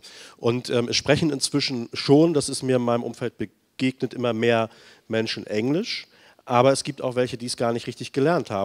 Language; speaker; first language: German; native; German